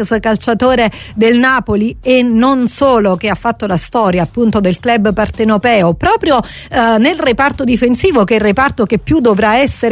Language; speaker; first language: Italian; native; Italian